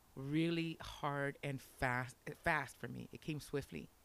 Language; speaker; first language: English; early bilingual, other home language; Spanish